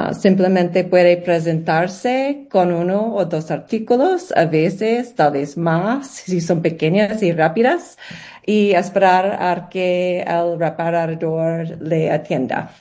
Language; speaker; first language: Spanish; non-native, learner; English